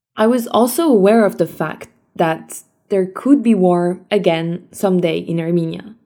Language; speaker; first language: English; early bilingual, other home language; Armenian